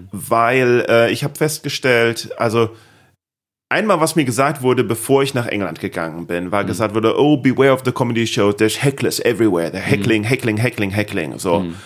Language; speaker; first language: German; native; German